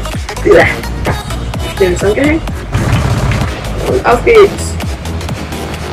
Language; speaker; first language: German; native; German